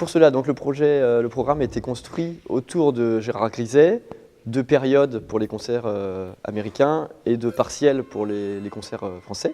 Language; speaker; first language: French; native; French